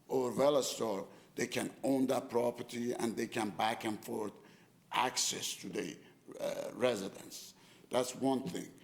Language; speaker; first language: English; non-native, fluent; Persian